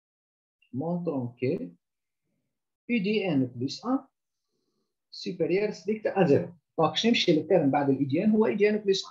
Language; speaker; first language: French; non-native, local second language; Arabic